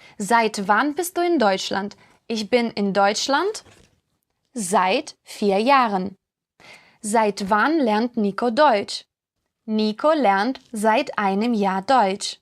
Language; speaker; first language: German; non-native, fluent; Ukrainian